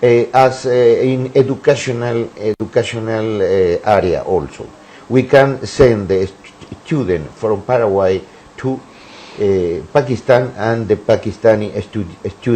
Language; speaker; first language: English; non-native, learner; Spanish